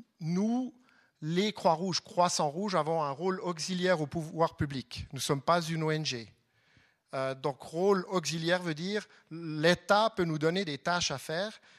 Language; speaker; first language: French; non-native, local second language; German